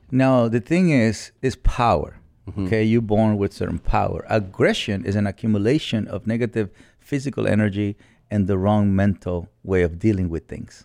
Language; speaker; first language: English; non-native, fluent; Spanish